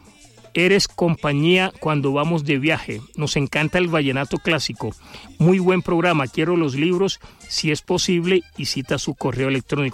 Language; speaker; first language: Spanish; native; Spanish